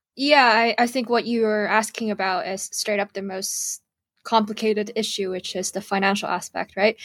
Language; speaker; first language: English; early bilingual, other home language; Cantonese